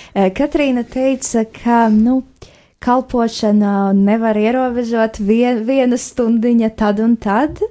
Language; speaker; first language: Latvian; native; Latvian